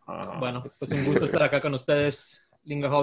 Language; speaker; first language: Spanish; native; Spanish